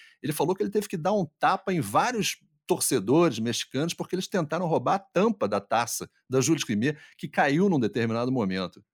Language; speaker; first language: Portuguese; native; Portuguese